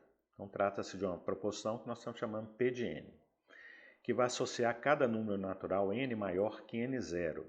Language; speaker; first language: Portuguese; native; Portuguese